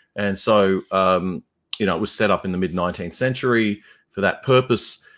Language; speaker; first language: English; native; English